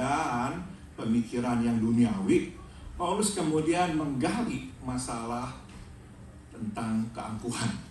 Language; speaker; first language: Indonesian; native; Indonesian